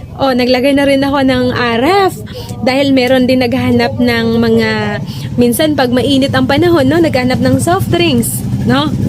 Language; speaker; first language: Filipino; non-native, local second language; Hiligaynon